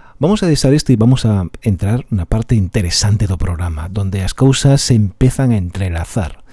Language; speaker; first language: Galician; non-native, local second language; Spanish